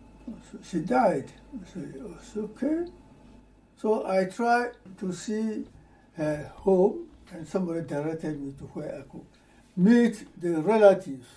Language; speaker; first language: English; non-native, fluent; Ewe